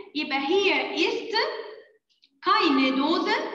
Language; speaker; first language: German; non-native, fluent; Arabic